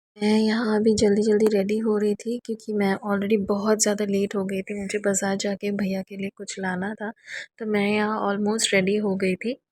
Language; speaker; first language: Hindi; non-native, local second language; Bangla